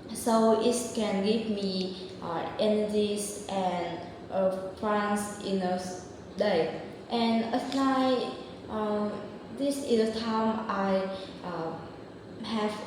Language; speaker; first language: English; non-native, learner; Vietnamese